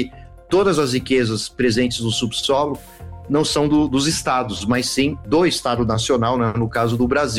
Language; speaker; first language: Portuguese; native; Portuguese